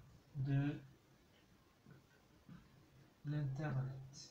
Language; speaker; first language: French; non-native, local second language; Arabic